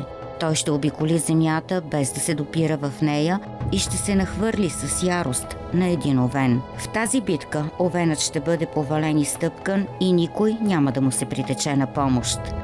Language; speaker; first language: Bulgarian; native; Bulgarian